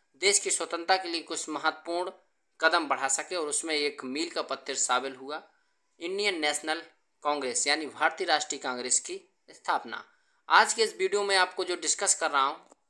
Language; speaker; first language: Hindi; native; Hindi